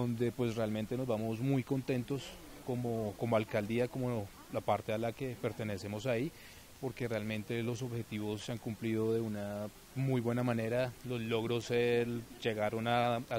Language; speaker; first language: Spanish; native; Spanish